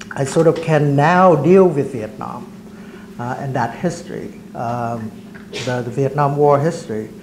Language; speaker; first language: English; early bilingual, other home language; Vietnamese